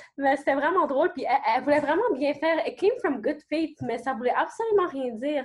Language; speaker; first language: French; early bilingual, other home language; Arabic